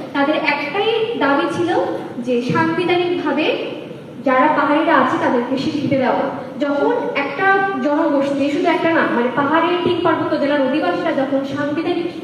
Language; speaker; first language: Bangla; non-native, local second language; Chakma